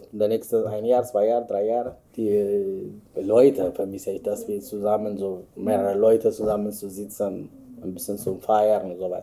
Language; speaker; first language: German; non-native, learner; Amharic